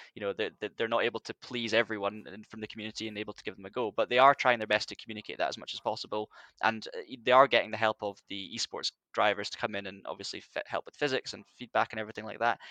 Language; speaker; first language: English; native; English